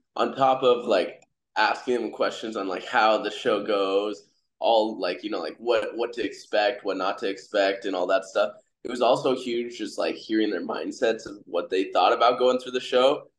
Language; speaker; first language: English; native; English